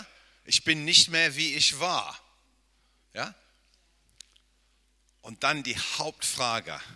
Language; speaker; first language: German; non-native, fluent; English